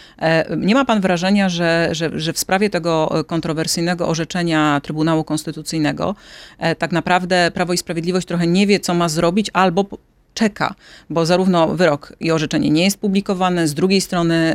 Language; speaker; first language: Polish; native; Polish